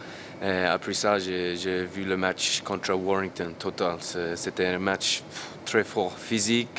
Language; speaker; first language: French; non-native, learner; English